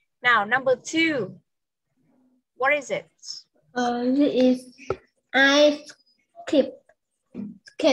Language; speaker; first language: English; non-native, fluent; Vietnamese